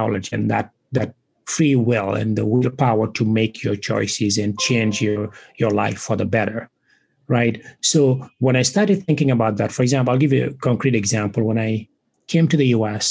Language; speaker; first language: English; non-native, fluent; Wolof